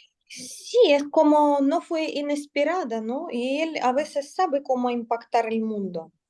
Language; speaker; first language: Spanish; non-native, learner; Russian